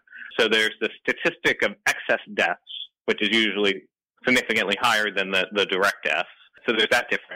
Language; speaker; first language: English; native; English